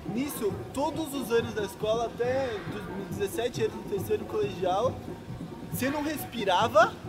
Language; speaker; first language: Portuguese; early bilingual, other home language; Spanish